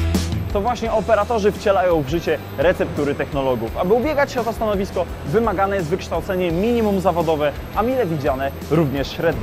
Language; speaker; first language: Polish; native; Polish